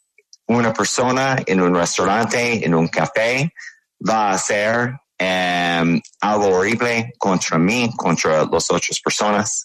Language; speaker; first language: Spanish; non-native, learner; English